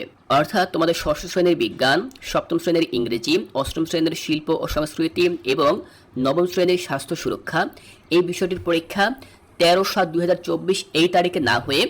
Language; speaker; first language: Bangla; native; Bangla